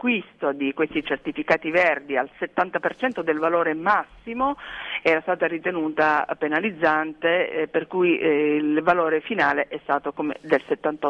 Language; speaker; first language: Italian; native; Italian